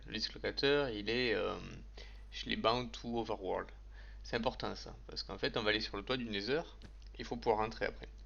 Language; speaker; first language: French; native; French